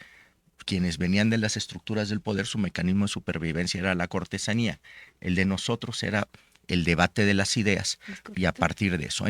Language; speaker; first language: Spanish; native; Spanish